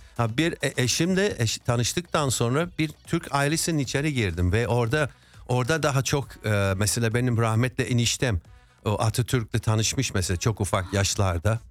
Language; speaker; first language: Turkish; non-native, fluent; English